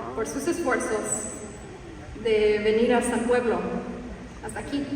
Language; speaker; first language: Spanish; early bilingual, heritage; Spanish